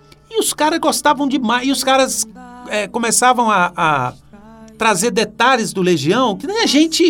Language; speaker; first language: Portuguese; native; Portuguese